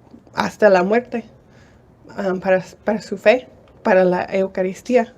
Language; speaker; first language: Spanish; non-native, fluent; English